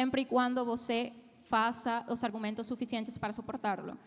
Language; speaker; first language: Portuguese; non-native, fluent; Spanish